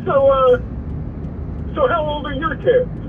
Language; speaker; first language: English; native; English